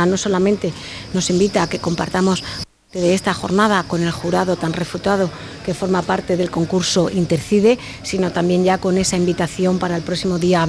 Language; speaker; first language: Spanish; native; Spanish